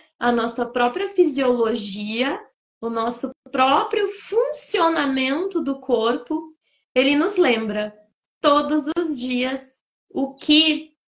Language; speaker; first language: Portuguese; native; Portuguese